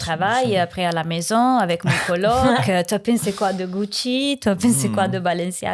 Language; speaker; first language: French; non-native, learner; Italian